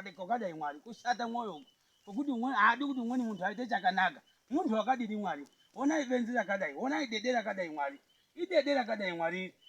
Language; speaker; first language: Shona; native; Shona